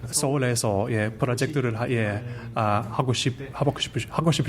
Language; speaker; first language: Korean; non-native, learner; English